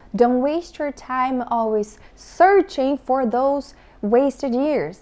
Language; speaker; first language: English; non-native, fluent; Portuguese